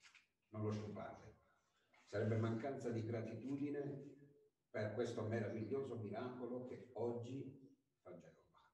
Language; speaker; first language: Italian; native; Italian